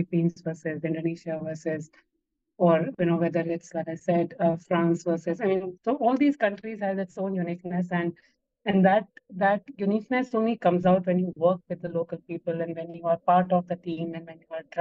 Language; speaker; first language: English; non-native, local second language; Gujarati